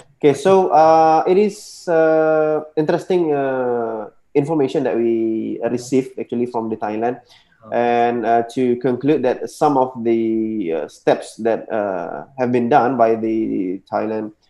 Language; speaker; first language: English; non-native, local second language; Indonesian